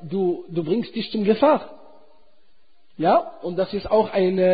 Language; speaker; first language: German; non-native, fluent; Arabic